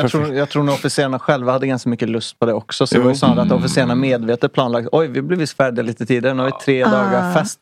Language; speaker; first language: Swedish; native; Swedish